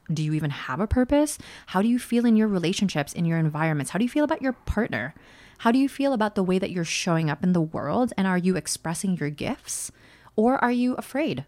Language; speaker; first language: English; early bilingual, other home language; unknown